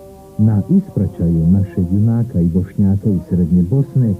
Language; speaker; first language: Bosnian; native; Bosnian